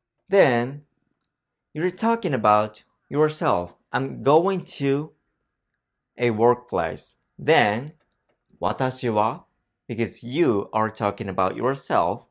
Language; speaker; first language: English; non-native, fluent; Japanese